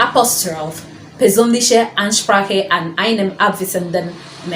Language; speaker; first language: German; non-native, fluent; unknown